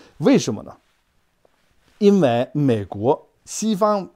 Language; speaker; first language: Chinese; native; Chinese